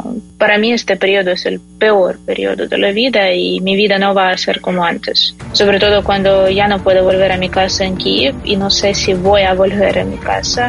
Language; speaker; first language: Spanish; non-native, fluent; Ukrainian